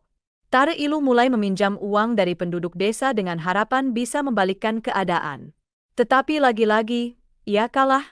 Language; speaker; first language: Indonesian; native; Indonesian